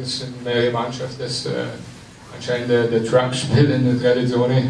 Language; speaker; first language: German; non-native, learner; French